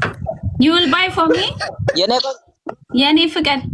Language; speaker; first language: English; non-native, learner; Amharic